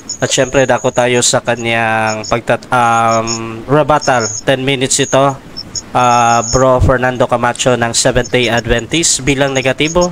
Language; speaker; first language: Filipino; non-native, local second language; Hiligaynon